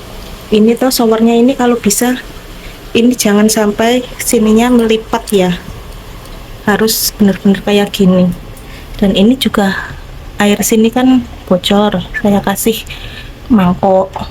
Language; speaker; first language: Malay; non-native, local second language; Javanese